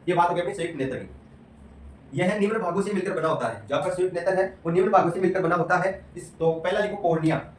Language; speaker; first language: Hindi; native; Hindi